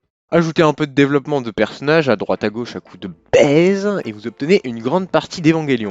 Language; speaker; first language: French; native; French